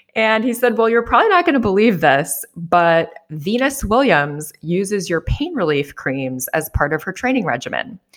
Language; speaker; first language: English; native; English